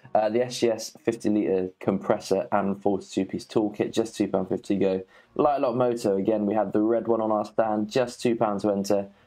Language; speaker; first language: English; native; English